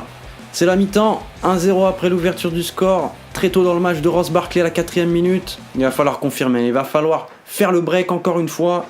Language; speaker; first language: French; native; French